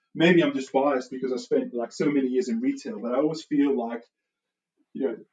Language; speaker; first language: English; non-native, fluent; Dutch